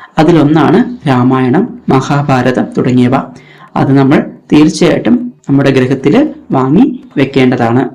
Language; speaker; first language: Malayalam; native; Malayalam